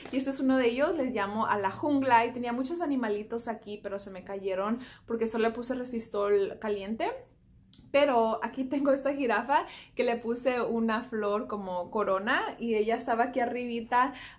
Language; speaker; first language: Spanish; early bilingual, heritage; Spanish